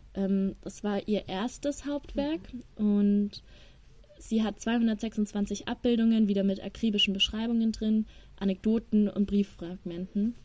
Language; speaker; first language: German; native; German